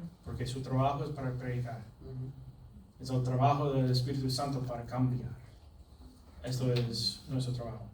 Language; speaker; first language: Spanish; non-native, learner; English